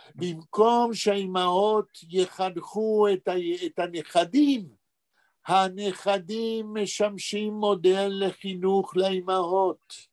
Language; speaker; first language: Hebrew; non-native, fluent; Spanish